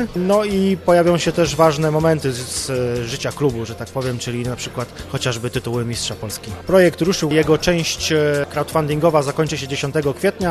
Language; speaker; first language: Polish; native; Polish